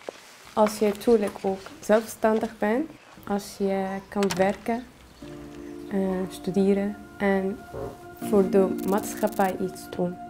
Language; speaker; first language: Dutch; non-native, fluent; Arabic